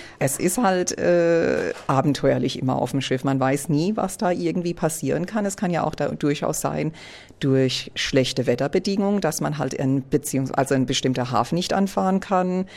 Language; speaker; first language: German; early bilingual, heritage; English